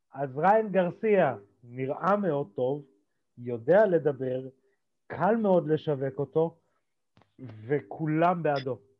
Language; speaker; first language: Hebrew; early bilingual, other home language; Russian